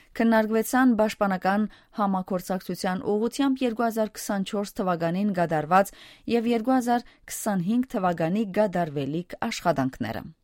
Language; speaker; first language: Armenian; early bilingual, heritage; Armenian